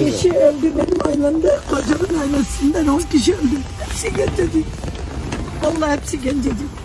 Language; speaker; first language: Turkish; non-native, local second language; Arabic